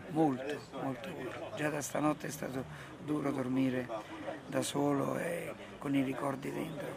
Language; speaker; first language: Italian; native; Italian